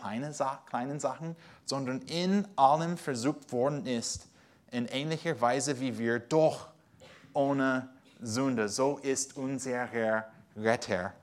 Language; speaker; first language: German; non-native, fluent; English